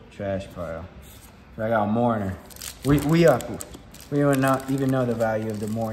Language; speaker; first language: English; native; English